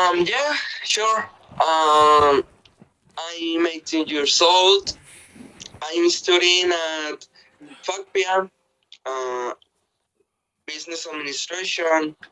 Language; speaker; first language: English; non-native, learner; Spanish